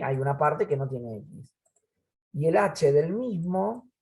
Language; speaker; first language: Spanish; native; Spanish